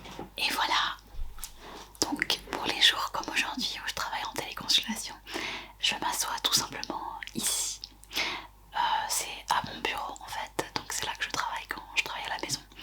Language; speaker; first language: French; native; French